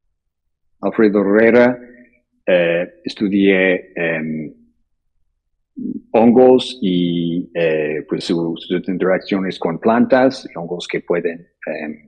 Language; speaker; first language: Spanish; non-native, fluent; English